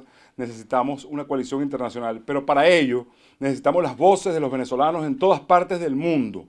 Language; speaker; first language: Spanish; native; Spanish